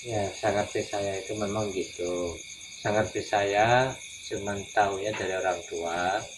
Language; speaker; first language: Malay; non-native, local second language; Javanese